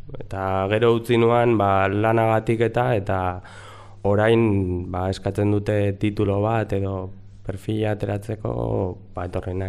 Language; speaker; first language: Basque; non-native, local second language; Spanish